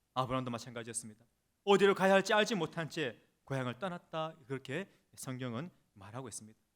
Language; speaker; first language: Korean; native; Korean